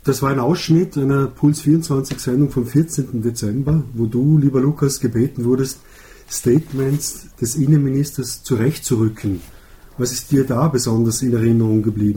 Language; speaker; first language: German; native; German